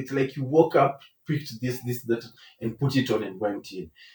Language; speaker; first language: English; non-native, local second language; Swahili